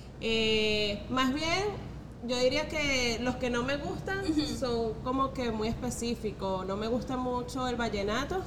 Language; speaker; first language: Spanish; native; Spanish